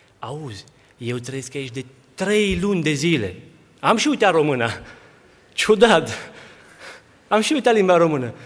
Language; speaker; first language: Romanian; native; Romanian